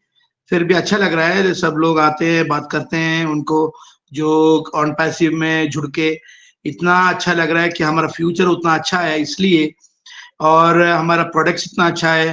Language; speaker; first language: Hindi; non-native, local second language; Malayalam